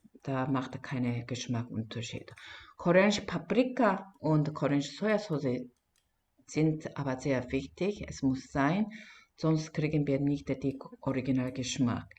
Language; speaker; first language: German; non-native, fluent; Korean